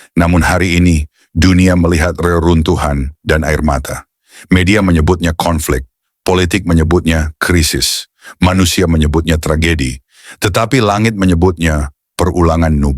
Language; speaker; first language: Indonesian; native; Indonesian